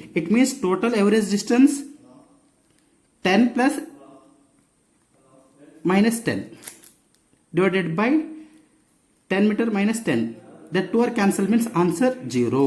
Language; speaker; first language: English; non-native, local second language; Kannada